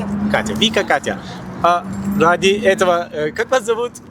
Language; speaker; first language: Russian; non-native, learner; Turkish